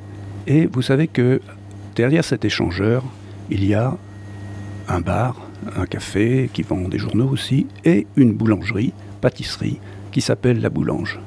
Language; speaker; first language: French; native; French